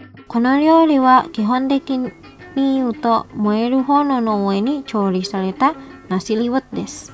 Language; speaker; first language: Japanese; non-native, fluent; Indonesian